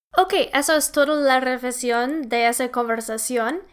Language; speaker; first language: Spanish; non-native, learner; English